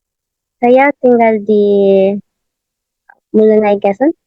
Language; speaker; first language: Indonesian; non-native, learner; Filipino